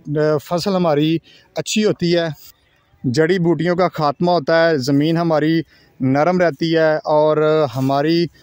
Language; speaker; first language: Urdu; non-native, local second language; Punjabi